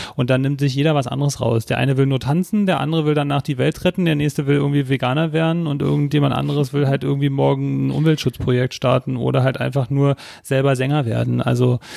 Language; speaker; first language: German; native; German